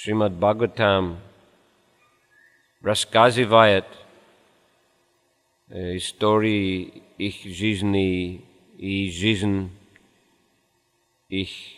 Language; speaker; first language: Russian; non-native, fluent; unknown